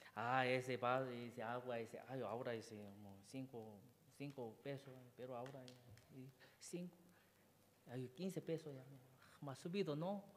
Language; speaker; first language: Spanish; non-native, learner; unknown